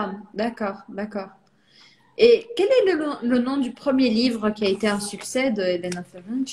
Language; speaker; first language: French; non-native, fluent; Portuguese